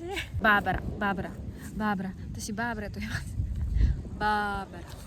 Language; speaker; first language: Japanese; non-native, learner; Russian